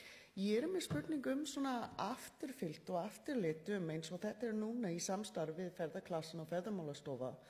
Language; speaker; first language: Icelandic; non-native, learner; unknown